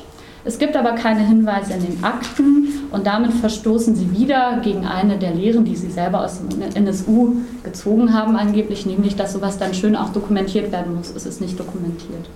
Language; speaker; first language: German; native; German